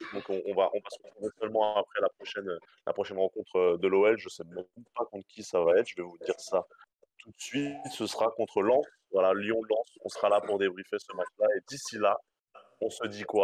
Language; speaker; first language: French; native; French